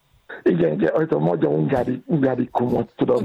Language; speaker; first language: Hungarian; non-native, fluent; Yoruba